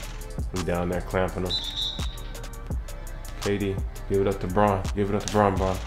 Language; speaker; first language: English; native; English